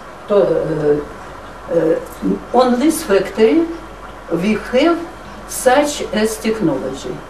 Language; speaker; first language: English; non-native, learner; Russian